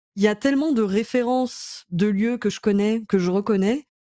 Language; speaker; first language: French; native; French